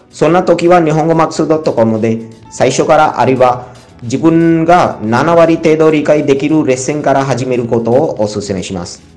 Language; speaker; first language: Japanese; non-native, fluent; Hindi